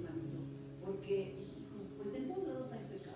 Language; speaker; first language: Spanish; native; Spanish